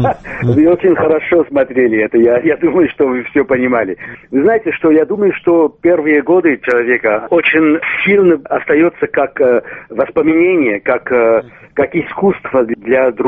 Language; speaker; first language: Russian; non-native, local second language; Armenian